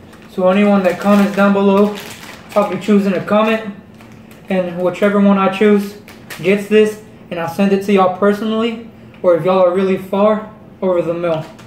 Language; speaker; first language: English; early bilingual, other home language; Spanish